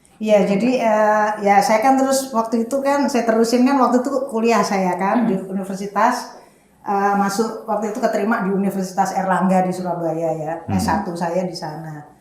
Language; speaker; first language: Indonesian; native; Indonesian